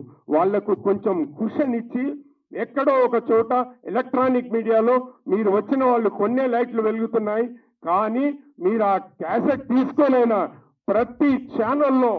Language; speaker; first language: Telugu; native; Telugu